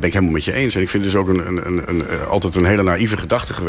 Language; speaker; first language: Dutch; native; Dutch